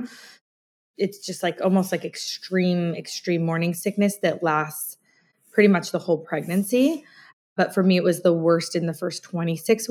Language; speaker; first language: English; native; English